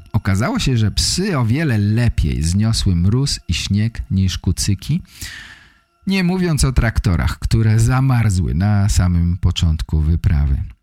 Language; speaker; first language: Polish; native; Polish